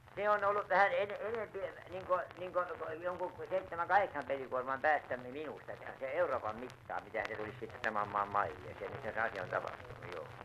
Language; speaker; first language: Finnish; native; Finnish